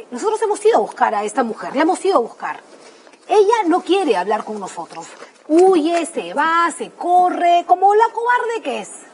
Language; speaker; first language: Spanish; native; Spanish